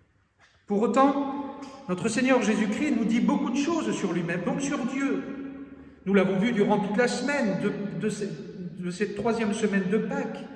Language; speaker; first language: French; native; French